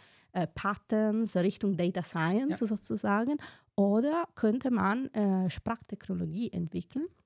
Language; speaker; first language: German; non-native, fluent; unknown